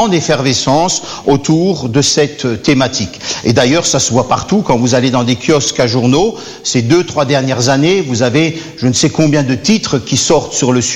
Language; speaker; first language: French; native; French